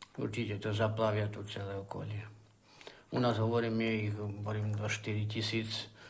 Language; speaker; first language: Slovak; native; Slovak